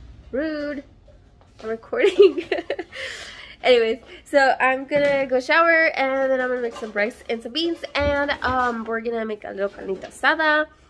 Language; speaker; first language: English; early bilingual, other home language; Spanish